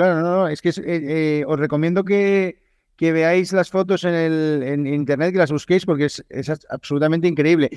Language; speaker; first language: Spanish; native; Spanish